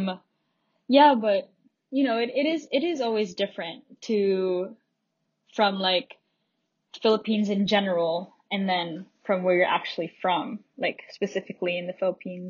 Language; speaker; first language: English; native; English